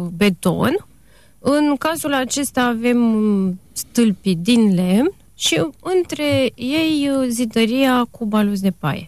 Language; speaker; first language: Romanian; native; Romanian